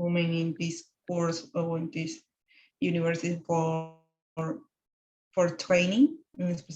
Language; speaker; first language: English; non-native, learner; Spanish